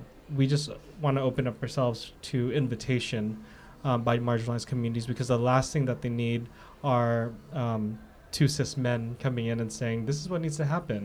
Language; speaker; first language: English; native; English